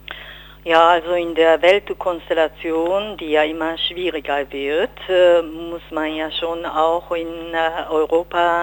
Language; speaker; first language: German; non-native, fluent; Japanese